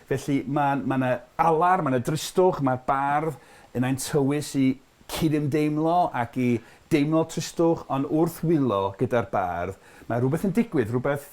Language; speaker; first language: Welsh; non-native, fluent; English